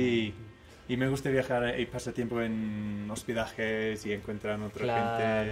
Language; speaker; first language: Spanish; non-native, learner; English